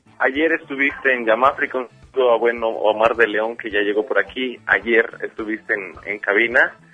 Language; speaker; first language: Spanish; native; Spanish